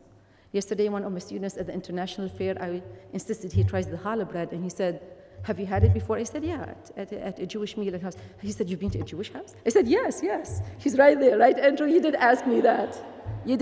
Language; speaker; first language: English; non-native, fluent; Arabic